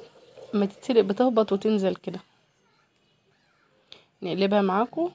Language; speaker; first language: Arabic; native; Arabic